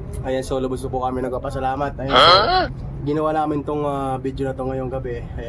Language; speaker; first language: Filipino; native; Filipino